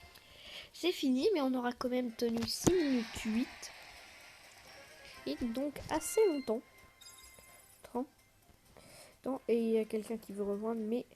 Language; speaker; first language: French; native; French